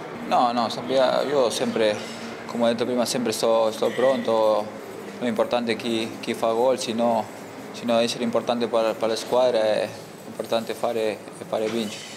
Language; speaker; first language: Italian; non-native, fluent; Spanish